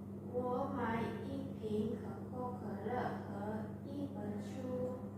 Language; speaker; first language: Chinese; non-native, learner; Indonesian